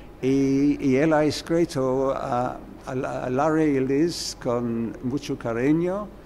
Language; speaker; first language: Spanish; non-native, learner; English